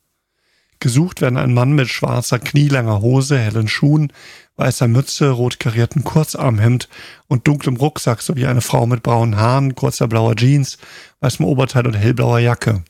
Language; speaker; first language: German; native; German